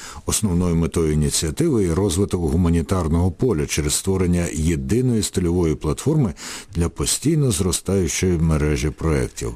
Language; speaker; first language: Ukrainian; native; Ukrainian